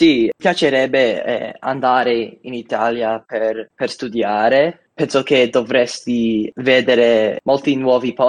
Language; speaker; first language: Italian; non-native, learner; English